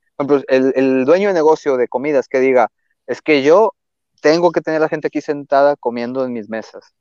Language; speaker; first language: Spanish; native; Spanish